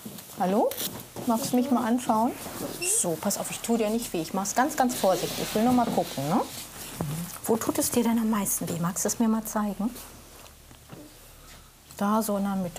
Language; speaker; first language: German; native; German